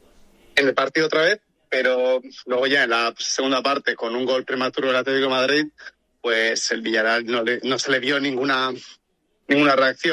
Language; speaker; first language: Spanish; native; Spanish